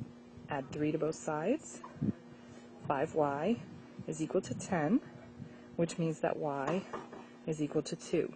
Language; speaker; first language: English; native; English